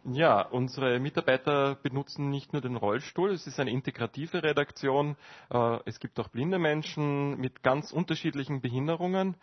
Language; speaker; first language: German; native; German